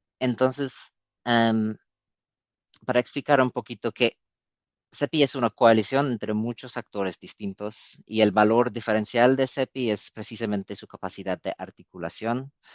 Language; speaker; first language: Spanish; non-native, fluent; English